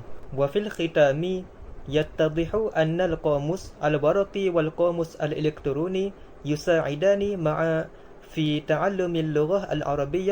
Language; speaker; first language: Arabic; non-native, learner; Malay